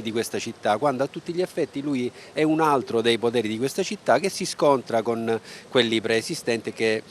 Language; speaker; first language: Italian; native; Italian